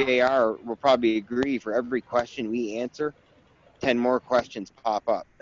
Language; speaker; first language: English; native; English